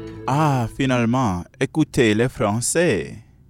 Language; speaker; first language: French; non-native, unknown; English